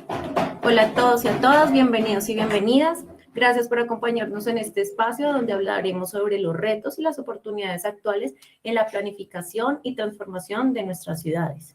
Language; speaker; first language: Spanish; native; Spanish